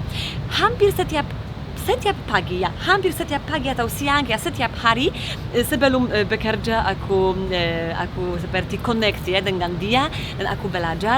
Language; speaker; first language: Indonesian; non-native, fluent; Polish